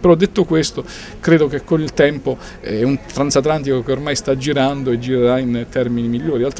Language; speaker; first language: Italian; native; Italian